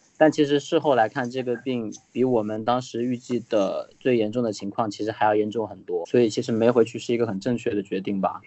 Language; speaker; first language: Chinese; native; Chinese